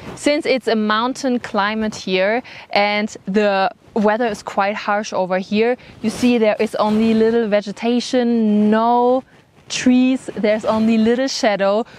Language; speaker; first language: English; non-native, fluent; German